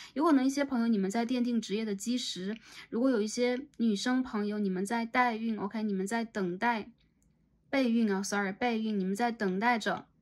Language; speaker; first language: Chinese; native; Chinese